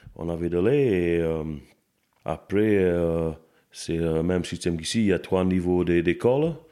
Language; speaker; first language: French; non-native, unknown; English